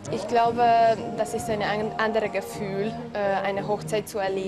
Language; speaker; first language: German; non-native, local second language; Hungarian